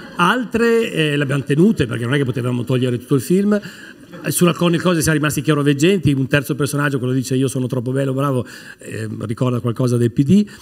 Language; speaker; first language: Italian; native; Italian